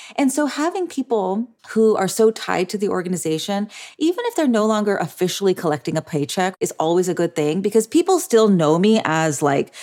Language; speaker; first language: English; native; English